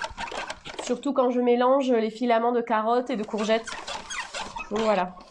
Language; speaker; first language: French; native; French